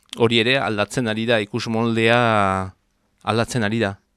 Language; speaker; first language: Basque; native; Basque